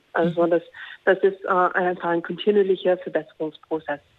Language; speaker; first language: German; non-native, fluent; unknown